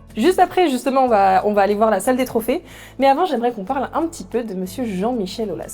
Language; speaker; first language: French; native; French